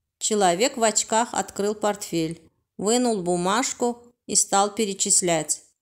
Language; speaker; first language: Russian; non-native, local second language; Turkmen